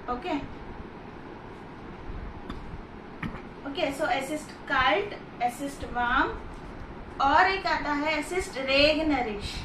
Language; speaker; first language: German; non-native, fluent; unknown